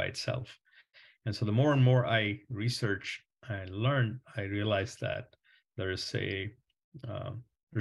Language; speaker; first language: English; non-native, local second language; Malayalam